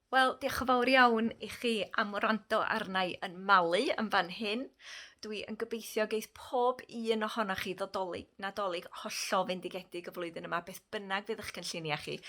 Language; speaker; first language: Welsh; native; Welsh